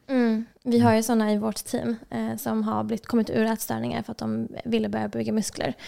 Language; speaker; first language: Swedish; native; Swedish